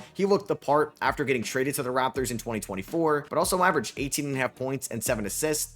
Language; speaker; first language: English; native; English